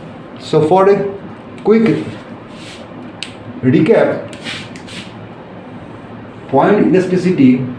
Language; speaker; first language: English; non-native, local second language; Bangla